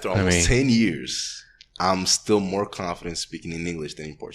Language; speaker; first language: English; non-native, fluent; Portuguese